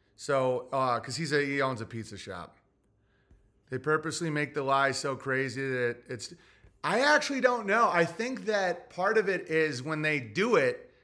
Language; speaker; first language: English; native; English